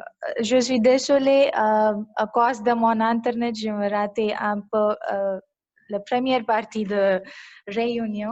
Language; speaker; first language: French; non-native, learner; Malayalam